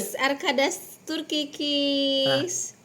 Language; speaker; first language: Turkish; non-native, learner; Indonesian